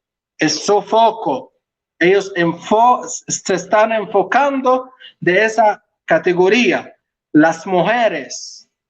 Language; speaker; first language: Spanish; non-native, local second language; Arabic